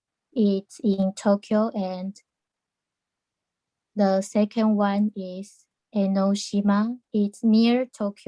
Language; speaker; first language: English; non-native, learner; Chinese